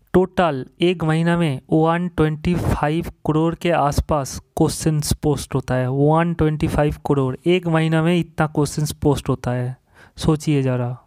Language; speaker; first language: Hindi; non-native, local second language; Bangla